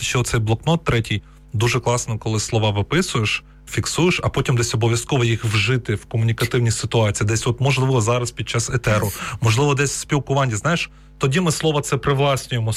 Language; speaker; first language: Ukrainian; non-native, local second language; Russian